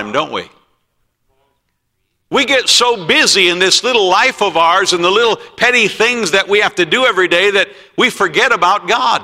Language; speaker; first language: English; native; English